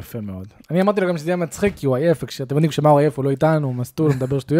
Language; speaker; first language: Hebrew; native; Hebrew